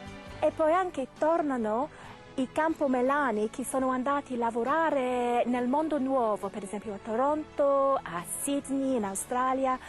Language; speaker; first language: Italian; non-native, fluent; English